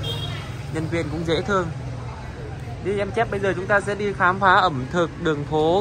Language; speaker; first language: Vietnamese; native; Vietnamese